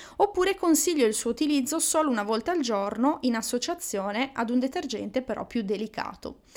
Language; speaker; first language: Italian; native; Italian